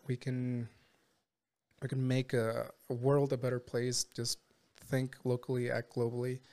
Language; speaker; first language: English; non-native, fluent; Spanish